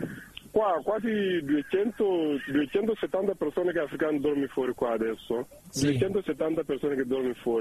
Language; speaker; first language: Italian; non-native, learner; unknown